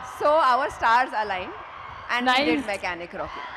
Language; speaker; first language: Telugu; non-native, local second language; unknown